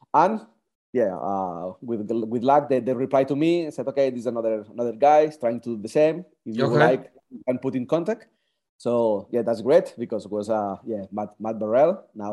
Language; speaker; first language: English; non-native, fluent; Spanish